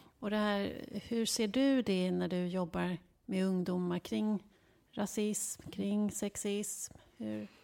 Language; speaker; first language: Swedish; native; Swedish